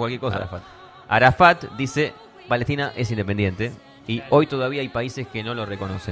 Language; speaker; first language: Spanish; native; Spanish